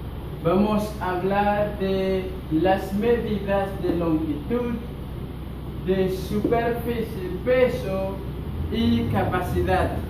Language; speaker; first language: Spanish; non-native, fluent; Haitian Creole